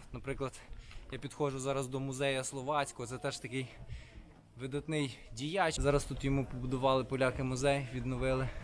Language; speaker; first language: Ukrainian; native; Ukrainian